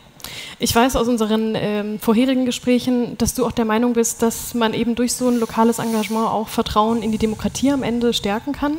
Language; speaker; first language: German; native; German